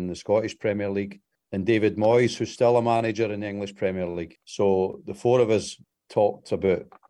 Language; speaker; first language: English; native; English